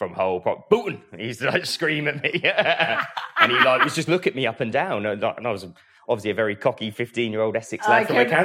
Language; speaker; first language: English; native; English